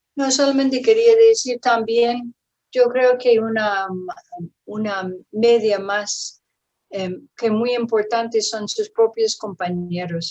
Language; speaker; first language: Spanish; non-native, fluent; English